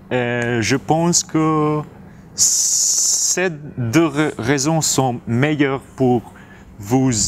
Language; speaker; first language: French; non-native, learner; Slovenian